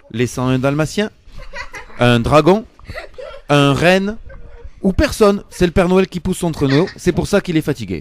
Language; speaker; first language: French; native; French